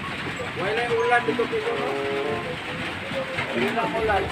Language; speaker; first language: Filipino; non-native, local second language; Cebuano